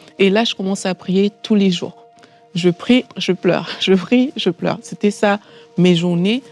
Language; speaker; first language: French; native; French